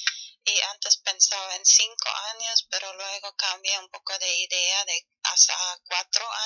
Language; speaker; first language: Spanish; non-native, fluent; German